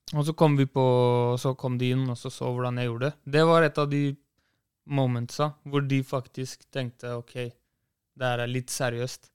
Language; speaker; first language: Norwegian; early bilingual, other home language; Kurdish